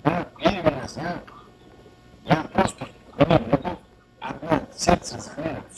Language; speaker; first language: Russian; non-native, learner; Uzbek